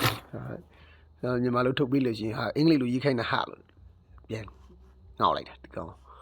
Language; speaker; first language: Burmese; native; Burmese